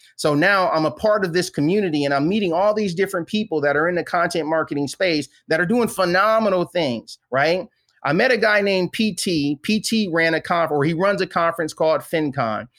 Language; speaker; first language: English; native; English